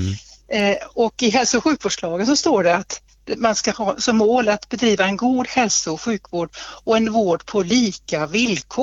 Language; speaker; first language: Swedish; native; Swedish